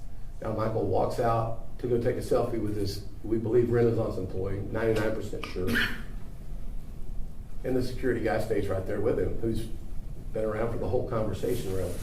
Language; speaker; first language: English; native; English